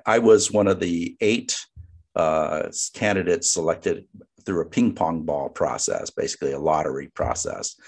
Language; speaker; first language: English; native; English